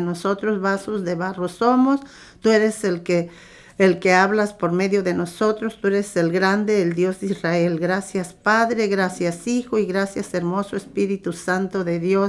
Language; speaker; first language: Spanish; native; Spanish